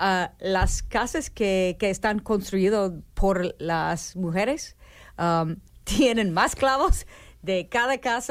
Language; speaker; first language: Spanish; non-native, learner; English